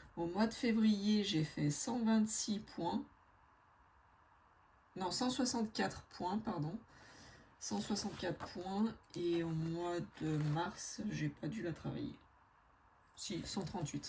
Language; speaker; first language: French; native; French